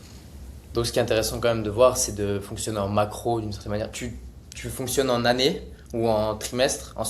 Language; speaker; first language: French; native; French